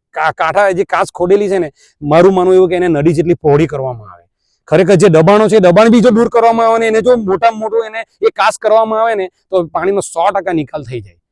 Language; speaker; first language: Gujarati; native; Gujarati